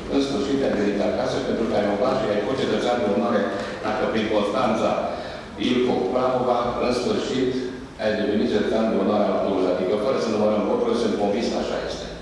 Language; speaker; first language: Romanian; native; Romanian